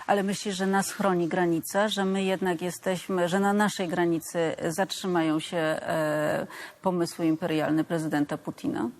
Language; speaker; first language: Polish; native; Polish